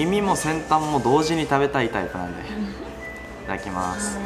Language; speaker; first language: Japanese; native; Japanese